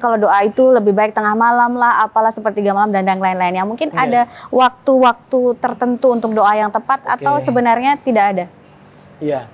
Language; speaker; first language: Indonesian; native; Indonesian